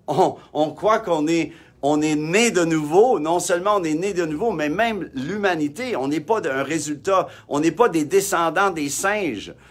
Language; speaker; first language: French; native; French